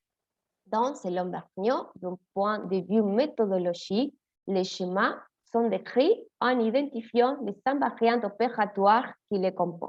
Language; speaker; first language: French; non-native, fluent; Spanish